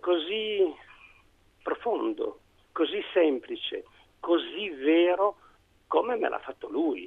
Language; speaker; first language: Italian; native; Italian